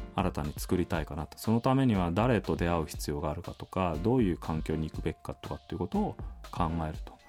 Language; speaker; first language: Japanese; native; Japanese